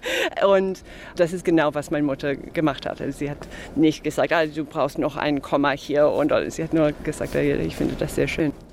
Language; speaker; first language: German; non-native, fluent; English